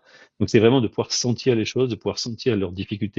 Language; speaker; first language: French; native; French